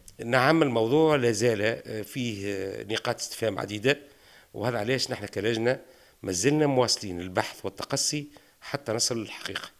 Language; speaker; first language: Arabic; native; Arabic